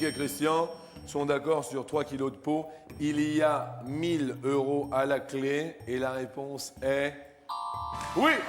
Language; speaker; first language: French; native; French